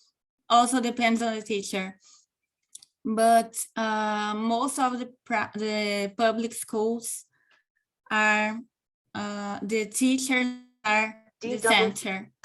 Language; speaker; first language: English; non-native, local second language; Portuguese